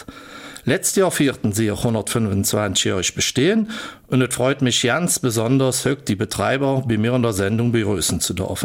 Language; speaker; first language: German; native; German